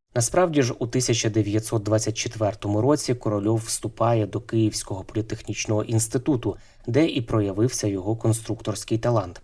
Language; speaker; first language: Ukrainian; native; Ukrainian